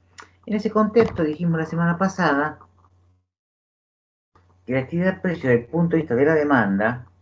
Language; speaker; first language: Spanish; native; Spanish